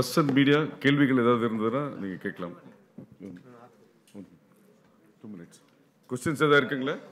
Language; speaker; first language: Tamil; native; Tamil